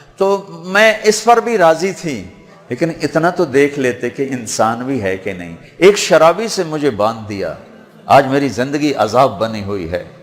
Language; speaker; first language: Urdu; non-native, local second language; Punjabi